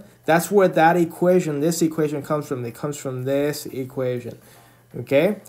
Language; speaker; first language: English; native; English